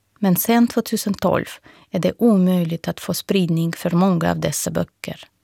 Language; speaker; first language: Swedish; non-native, fluent; Russian